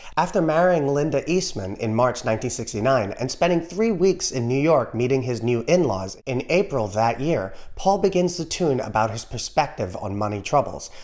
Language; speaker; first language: English; native; English